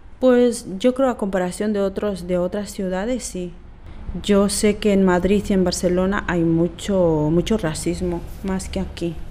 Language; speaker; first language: Spanish; native; Spanish